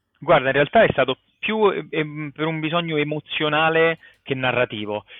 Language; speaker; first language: Italian; native; Italian